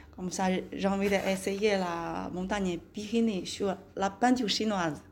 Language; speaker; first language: French; non-native, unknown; Chinese